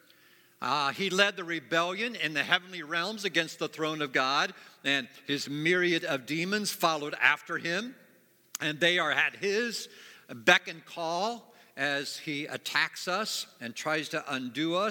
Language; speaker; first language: English; native; English